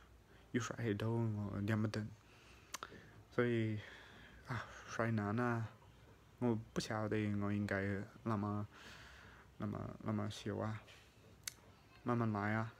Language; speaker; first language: Chinese; non-native, fluent; English